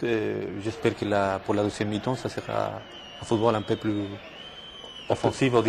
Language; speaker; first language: French; non-native, fluent; Spanish